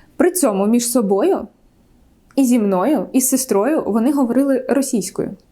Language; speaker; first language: Ukrainian; non-native, local second language; Russian